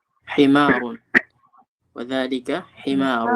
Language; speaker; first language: Arabic; non-native, fluent; Filipino